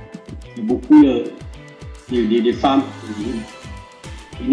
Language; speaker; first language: French; non-native, learner; Lao